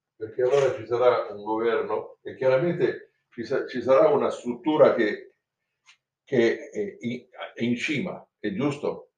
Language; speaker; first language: Italian; native; Italian